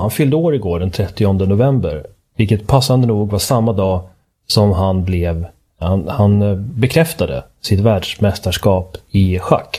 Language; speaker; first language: Swedish; native; Swedish